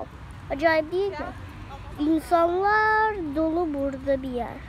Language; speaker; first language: Turkish; early bilingual, heritage; Turkish